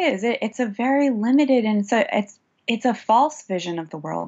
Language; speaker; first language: English; native; English